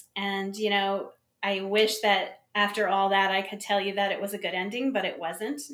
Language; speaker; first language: English; native; English